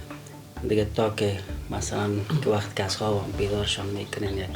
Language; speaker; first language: Persian; native; Persian